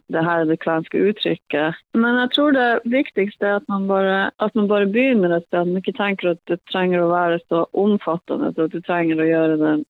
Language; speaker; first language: Norwegian; native; Norwegian